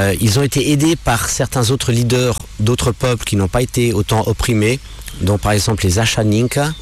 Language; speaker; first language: French; non-native, local second language; English